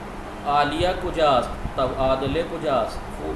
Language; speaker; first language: Persian; non-native, fluent; Urdu